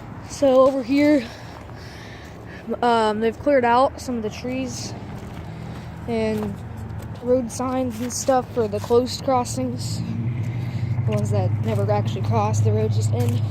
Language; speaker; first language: English; native; English